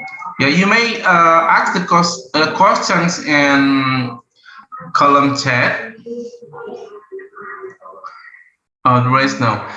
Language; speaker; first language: English; non-native, learner; Indonesian